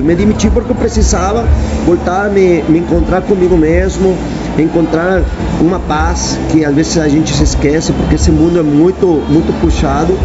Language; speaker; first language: Portuguese; non-native, fluent; Spanish